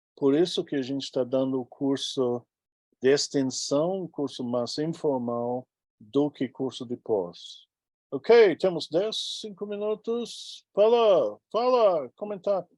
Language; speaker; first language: Portuguese; non-native, fluent; English